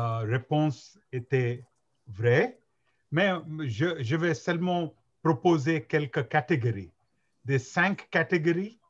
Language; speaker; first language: French; non-native, learner; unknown